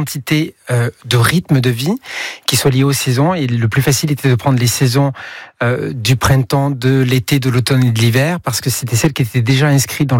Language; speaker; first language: French; native; French